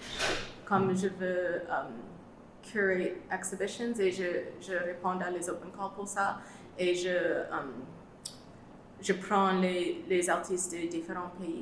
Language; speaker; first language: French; non-native, learner; English